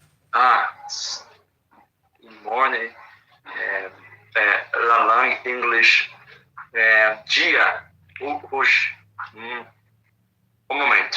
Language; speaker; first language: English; non-native, learner; Portuguese